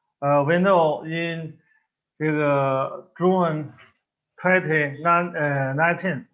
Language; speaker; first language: English; non-native, learner; Chinese